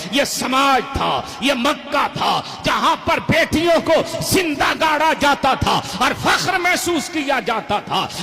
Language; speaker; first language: Urdu; native; Urdu